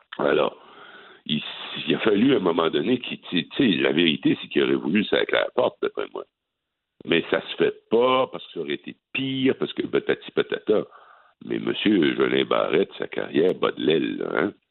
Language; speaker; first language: French; native; French